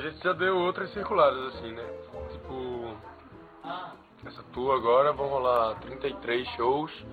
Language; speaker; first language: Portuguese; native; Portuguese